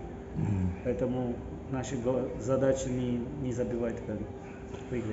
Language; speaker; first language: Russian; non-native, fluent; Portuguese